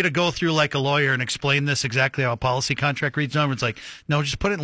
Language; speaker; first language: English; native; English